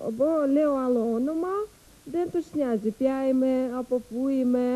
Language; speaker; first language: Greek; non-native, learner; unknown